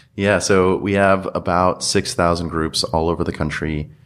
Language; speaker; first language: English; native; English